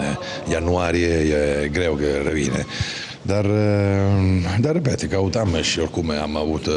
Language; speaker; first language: Romanian; non-native, fluent; Italian